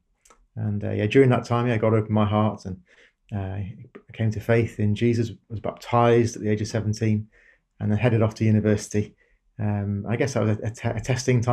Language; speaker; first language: English; native; English